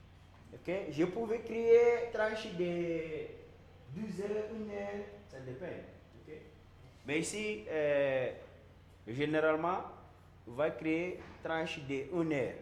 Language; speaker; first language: French; non-native, learner; Portuguese